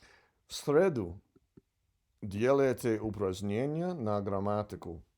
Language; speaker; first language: Russian; non-native, learner; English